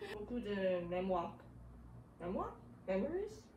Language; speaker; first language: French; non-native, learner; English